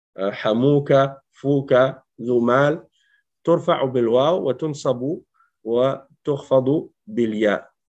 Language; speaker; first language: Arabic; non-native, fluent; French